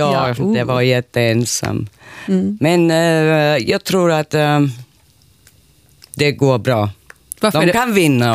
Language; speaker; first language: Swedish; non-native, learner; Finnish